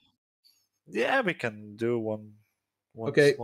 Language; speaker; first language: English; non-native, learner; Lithuanian